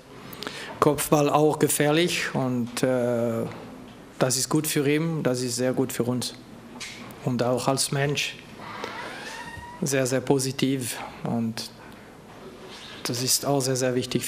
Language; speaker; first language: German; non-native, local second language; French